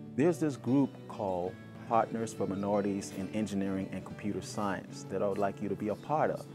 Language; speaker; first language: English; native; English